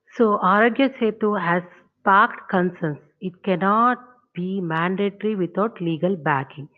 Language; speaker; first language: English; non-native, local second language; Telugu